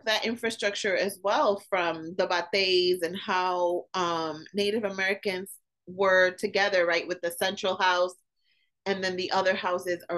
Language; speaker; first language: English; native; English